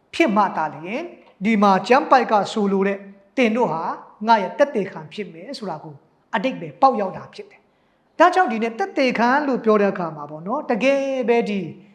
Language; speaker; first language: Burmese; non-native, local second language; Hakha Chin